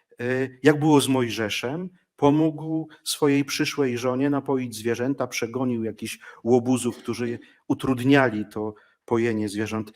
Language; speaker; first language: Polish; native; Polish